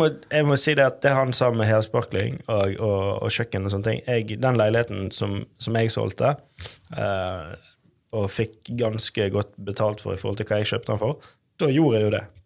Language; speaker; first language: Norwegian; native; Norwegian